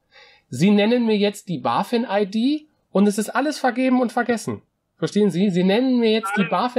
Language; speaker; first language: German; native; German